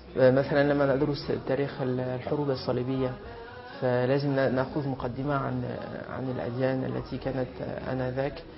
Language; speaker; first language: Arabic; non-native, fluent; French